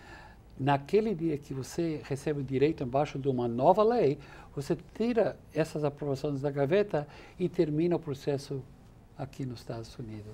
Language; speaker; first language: Portuguese; non-native, fluent; English